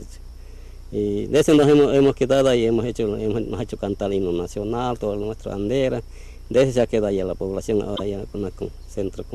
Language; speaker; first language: Spanish; native; Spanish